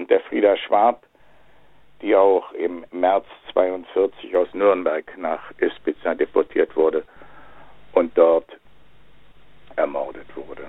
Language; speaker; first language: German; native; German